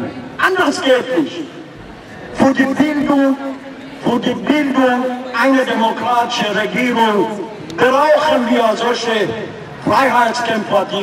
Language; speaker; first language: German; non-native, fluent; Persian